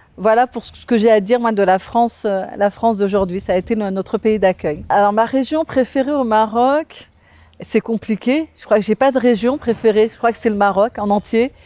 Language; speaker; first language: French; native; French